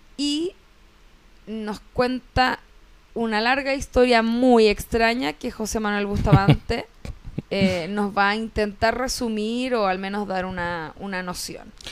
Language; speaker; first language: Spanish; native; Spanish